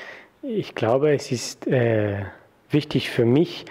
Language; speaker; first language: German; non-native, fluent; French